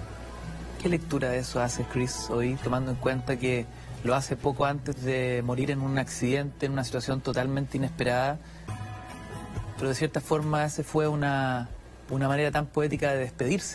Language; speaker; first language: Spanish; native; Spanish